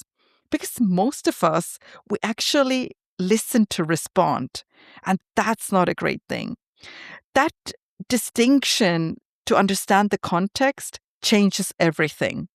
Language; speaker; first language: English; non-native, fluent; Tamil